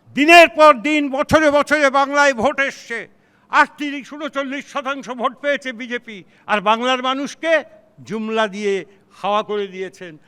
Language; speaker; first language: Bangla; native; Bangla